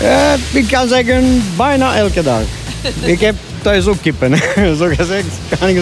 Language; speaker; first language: Dutch; non-native, learner; Romanian